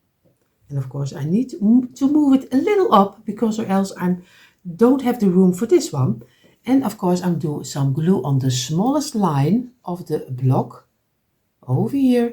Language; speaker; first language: English; non-native, fluent; Dutch